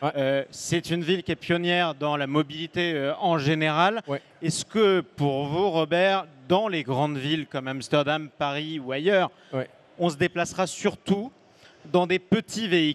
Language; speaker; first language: French; native; French